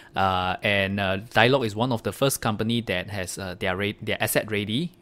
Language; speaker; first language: English; non-native, local second language; Chinese